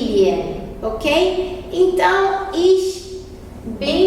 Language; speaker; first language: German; non-native, fluent; Portuguese